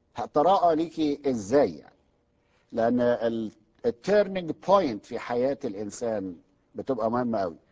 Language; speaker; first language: Arabic; native; Arabic